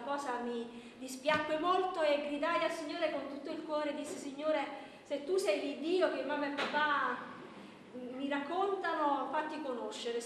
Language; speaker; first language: Italian; native; Italian